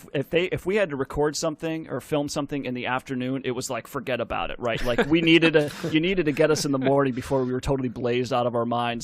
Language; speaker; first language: English; native; English